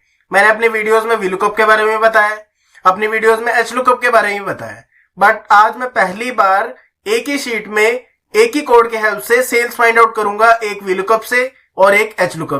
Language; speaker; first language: Hindi; native; Hindi